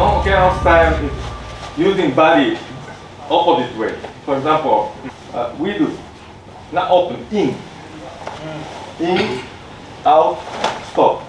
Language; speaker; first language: English; non-native, learner; Japanese